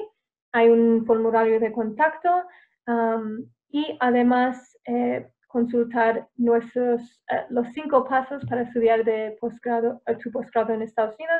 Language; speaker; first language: Spanish; non-native, fluent; English